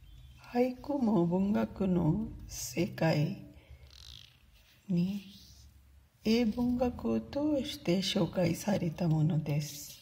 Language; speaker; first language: Japanese; non-native, fluent; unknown